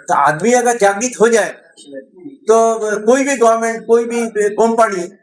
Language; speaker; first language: Hindi; non-native, local second language; Bangla